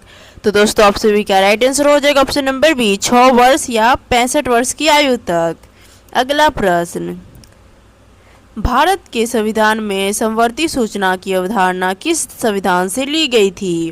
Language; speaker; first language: Hindi; native; Hindi